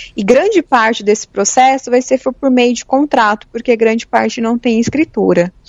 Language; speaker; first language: Portuguese; native; Portuguese